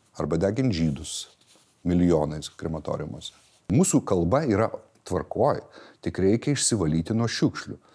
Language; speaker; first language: Lithuanian; native; Lithuanian